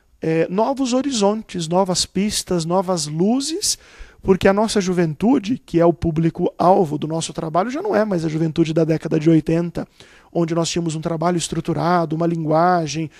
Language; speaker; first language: Portuguese; native; Portuguese